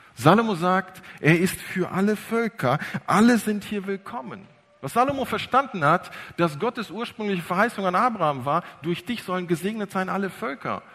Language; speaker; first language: German; early bilingual, other home language; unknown